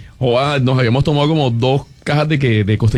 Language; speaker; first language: Spanish; native; Spanish